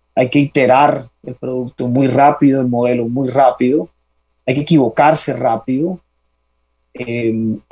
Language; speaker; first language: Spanish; native; Spanish